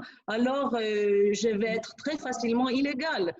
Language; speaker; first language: French; non-native, fluent; Greek